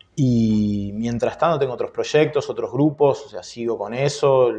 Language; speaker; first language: Spanish; native; Spanish